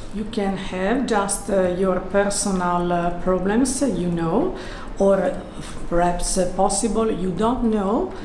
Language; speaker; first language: English; non-native, learner; Italian